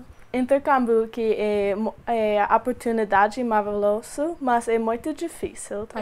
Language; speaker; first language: Portuguese; non-native, learner; English